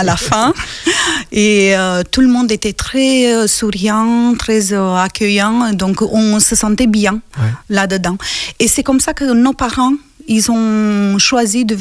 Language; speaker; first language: French; non-native, fluent; Romanian